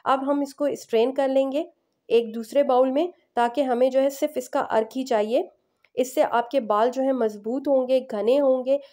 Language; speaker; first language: Urdu; native; Urdu